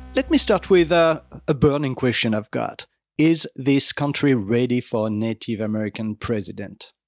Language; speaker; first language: English; non-native, fluent; French